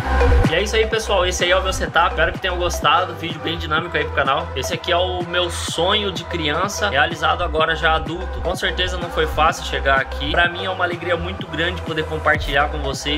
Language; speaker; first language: Portuguese; native; Portuguese